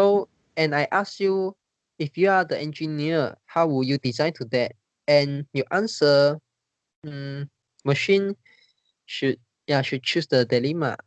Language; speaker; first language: English; non-native, learner; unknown